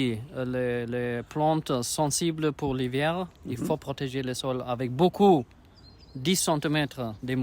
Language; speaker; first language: French; non-native, learner; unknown